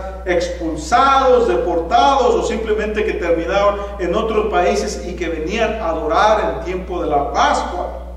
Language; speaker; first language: Spanish; native; Spanish